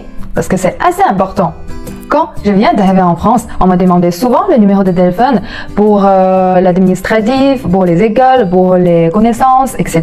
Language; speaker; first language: French; non-native, fluent; Chinese